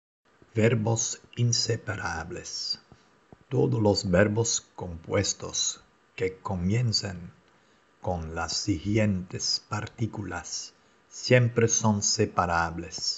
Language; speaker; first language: Spanish; non-native, fluent; Dutch